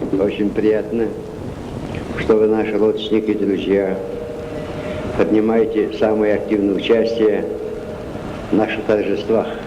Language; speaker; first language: Russian; non-native, local second language; Kazakh